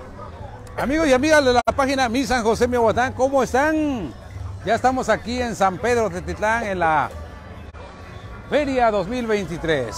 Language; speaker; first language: Spanish; native; Spanish